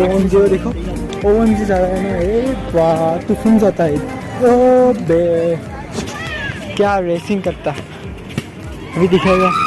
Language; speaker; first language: Hindi; non-native, local second language; Assamese